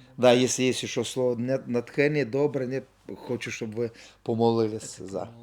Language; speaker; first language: Ukrainian; non-native, local second language; Russian